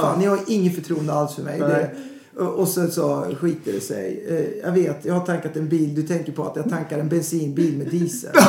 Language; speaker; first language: Swedish; native; Swedish